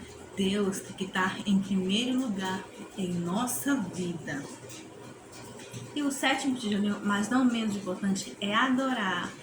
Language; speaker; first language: Portuguese; native; Portuguese